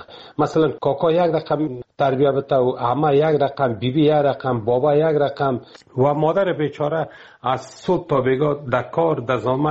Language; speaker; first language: Persian; native; Persian